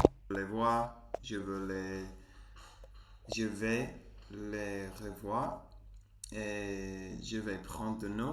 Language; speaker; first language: French; non-native, learner; Spanish